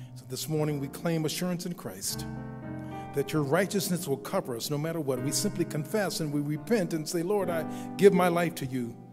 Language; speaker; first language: English; native; English